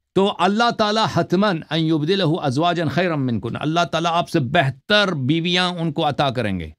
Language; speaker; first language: Urdu; non-native, local second language; Punjabi